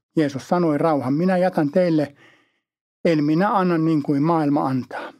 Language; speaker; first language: Finnish; native; Finnish